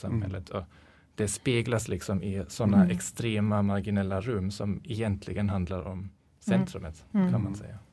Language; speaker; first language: Swedish; non-native, fluent; German